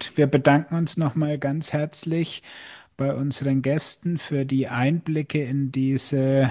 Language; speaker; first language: German; native; German